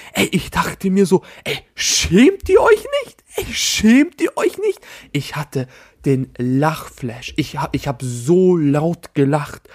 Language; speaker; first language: German; native; German